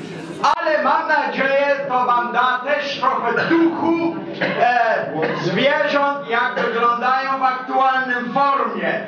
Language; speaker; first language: Polish; early bilingual, heritage; English